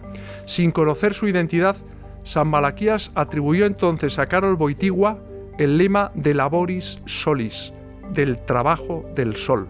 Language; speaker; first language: Spanish; native; Spanish